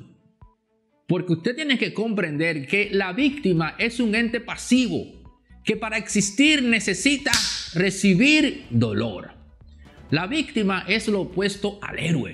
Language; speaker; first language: Spanish; native; Spanish